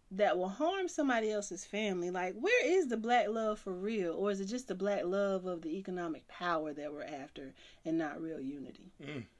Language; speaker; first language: English; native; English